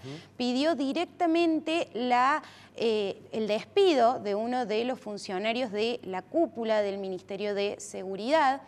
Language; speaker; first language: Spanish; native; Spanish